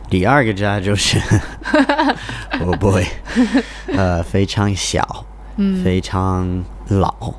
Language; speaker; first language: Chinese; non-native, learner; English